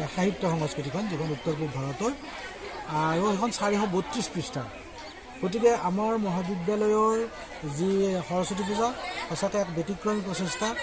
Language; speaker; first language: Assamese; native; Assamese